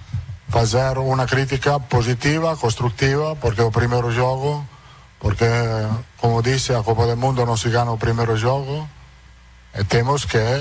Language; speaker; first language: Portuguese; non-native, fluent; Italian